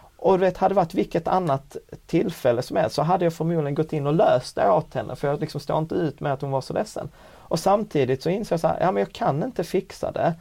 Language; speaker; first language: Swedish; early bilingual, other home language; Czech